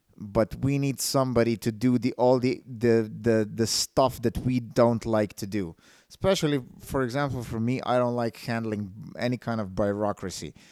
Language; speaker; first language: English; non-native, fluent; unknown